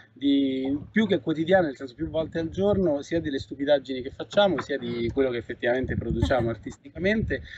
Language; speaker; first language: Italian; native; Italian